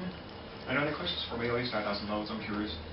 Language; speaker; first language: English; native; English